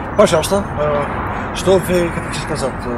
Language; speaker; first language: Russian; non-native, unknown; Dutch